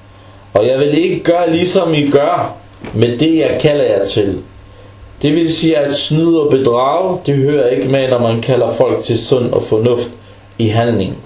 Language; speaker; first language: Danish; early bilingual, other home language; Arabic